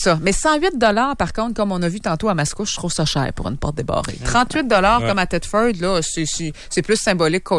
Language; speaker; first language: French; native; French